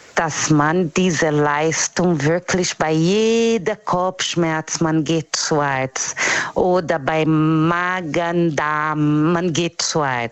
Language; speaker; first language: German; non-native, learner; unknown